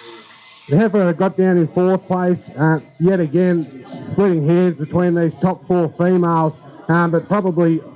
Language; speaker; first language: English; native; English